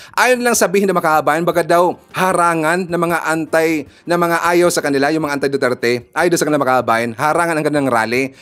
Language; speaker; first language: Filipino; non-native, local second language; Cebuano